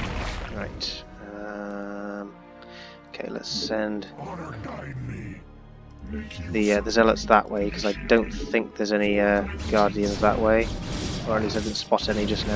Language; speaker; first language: English; native; English